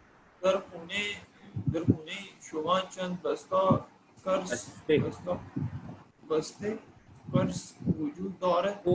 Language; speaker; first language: Persian; non-native, learner; Urdu